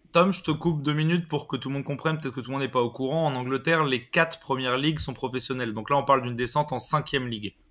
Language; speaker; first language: French; native; French